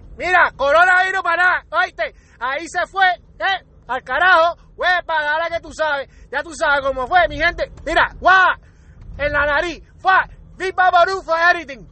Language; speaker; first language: Spanish; early bilingual, other home language; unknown